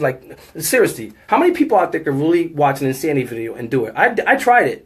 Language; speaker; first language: English; native; English